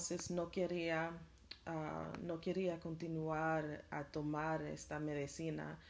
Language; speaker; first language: Spanish; non-native, learner; English